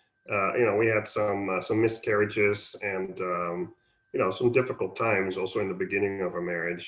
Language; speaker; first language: English; non-native, fluent; Dutch